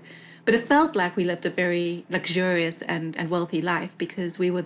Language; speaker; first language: English; native; English